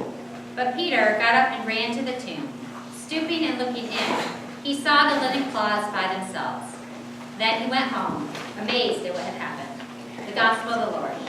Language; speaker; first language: English; native; English